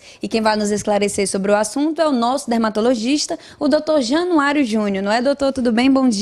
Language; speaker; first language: Portuguese; native; Portuguese